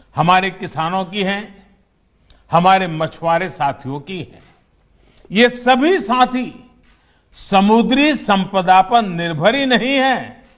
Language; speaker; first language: Hindi; non-native, local second language; Gujarati